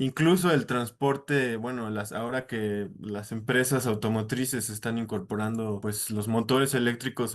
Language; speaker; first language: Spanish; native; Spanish